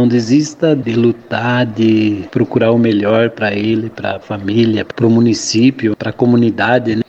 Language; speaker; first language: Portuguese; native; Portuguese